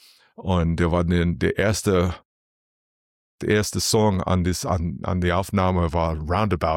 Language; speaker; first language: German; non-native, learner; English